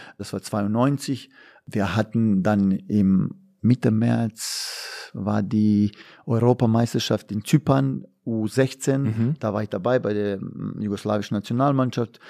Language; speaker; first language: German; non-native, fluent; Bosnian